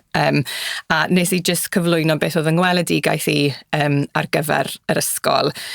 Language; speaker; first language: Welsh; native; Welsh